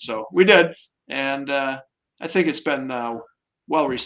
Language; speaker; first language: English; native; English